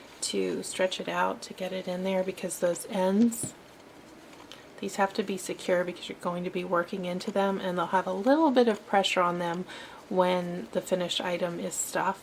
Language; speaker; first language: English; native; English